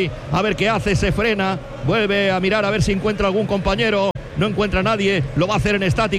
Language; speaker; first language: Spanish; native; Spanish